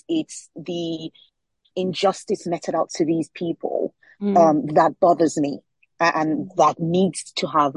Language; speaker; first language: English; non-native, local second language; Yoruba